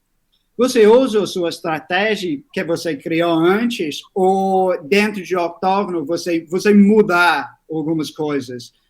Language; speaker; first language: Portuguese; non-native, learner; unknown